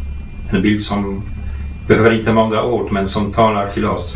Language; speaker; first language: Swedish; non-native, fluent; Polish